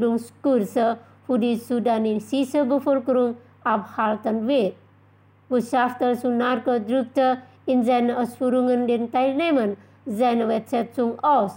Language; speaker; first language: German; non-native, fluent; Indonesian